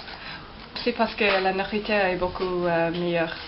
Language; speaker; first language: French; non-native, learner; English